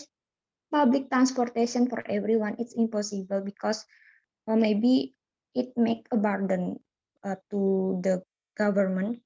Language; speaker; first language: English; non-native, learner; Indonesian